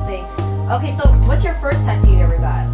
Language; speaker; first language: English; native; English